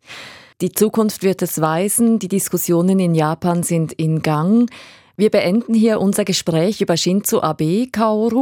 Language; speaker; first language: German; native; German